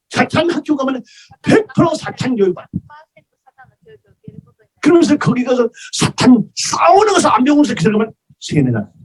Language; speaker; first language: Korean; early bilingual, heritage; Korean